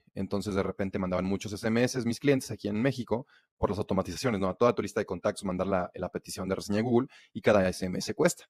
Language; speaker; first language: Spanish; native; Spanish